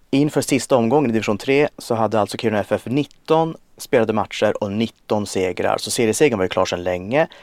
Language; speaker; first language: Swedish; native; Swedish